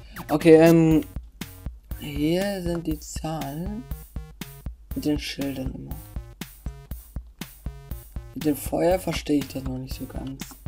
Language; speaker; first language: German; native; German